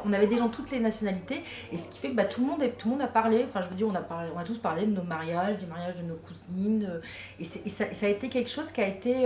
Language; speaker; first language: French; native; French